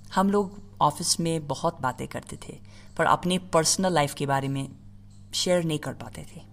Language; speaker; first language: Hindi; non-native, fluent; English